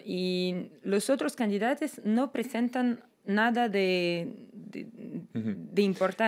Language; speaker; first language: Spanish; non-native, fluent; Russian